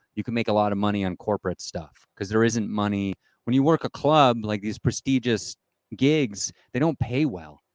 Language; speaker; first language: English; native; English